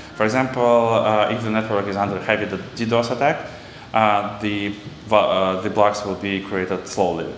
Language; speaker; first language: English; non-native, fluent; Russian